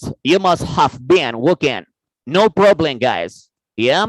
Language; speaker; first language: English; non-native, fluent; Spanish